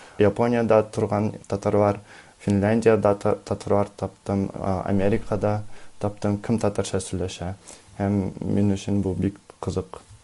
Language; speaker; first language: Tatar; non-native, learner; Russian